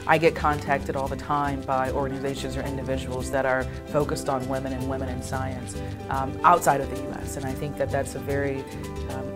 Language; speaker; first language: English; native; English